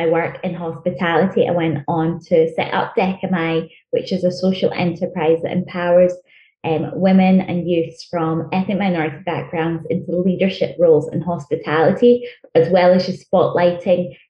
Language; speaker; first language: English; non-native, local second language; Nyanja